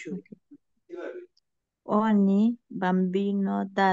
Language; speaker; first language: Italian; non-native, learner; Bangla